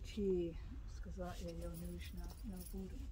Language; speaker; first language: Russian; non-native, learner; English